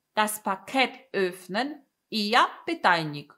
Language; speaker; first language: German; non-native, fluent; Polish